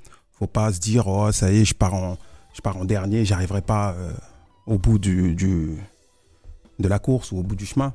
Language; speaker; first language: French; early bilingual, other home language; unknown